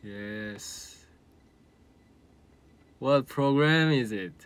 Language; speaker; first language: English; non-native, learner; Korean